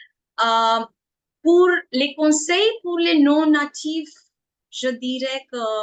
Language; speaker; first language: French; non-native, fluent; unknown